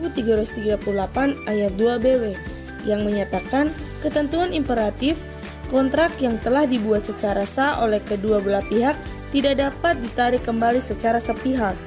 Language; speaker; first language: Indonesian; native; Indonesian